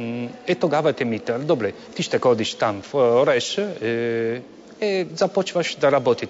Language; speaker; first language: Bulgarian; non-native, learner; Italian